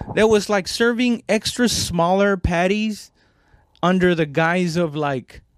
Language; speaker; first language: English; non-native, fluent; Spanish